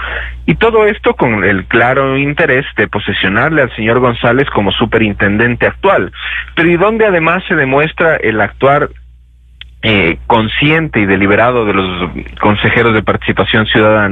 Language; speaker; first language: Spanish; native; Spanish